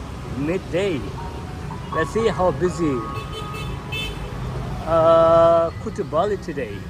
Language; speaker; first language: English; non-native, learner; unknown